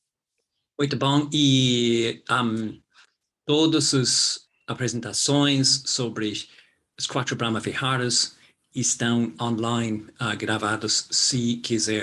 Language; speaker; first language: Portuguese; non-native, fluent; English